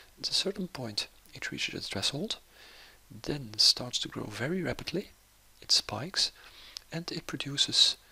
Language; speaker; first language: English; non-native, fluent; Dutch